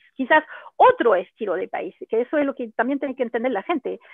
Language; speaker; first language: Spanish; non-native, fluent; French